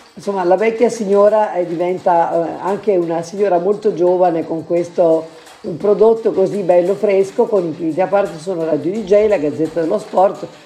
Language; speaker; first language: Italian; native; Italian